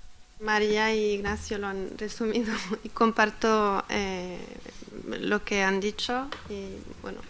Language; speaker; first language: Spanish; non-native, fluent; Arabic